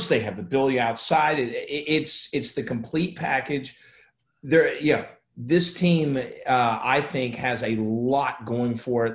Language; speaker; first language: English; native; English